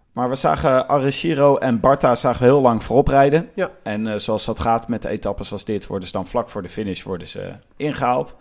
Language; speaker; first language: Dutch; native; Dutch